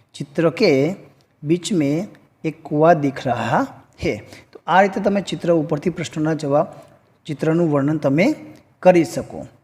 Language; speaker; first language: Hindi; non-native, local second language; Gujarati